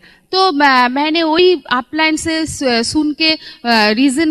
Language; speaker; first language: Hindi; non-native, local second language; Bangla